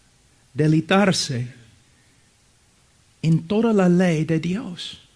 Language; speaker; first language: Spanish; non-native, fluent; English